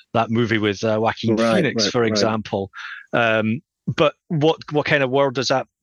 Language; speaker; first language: English; native; English